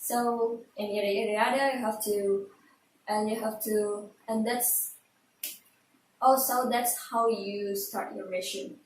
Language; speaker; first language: English; non-native, learner; Indonesian